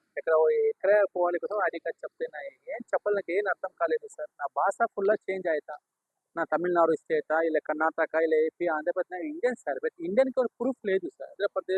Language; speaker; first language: Telugu; non-native, learner; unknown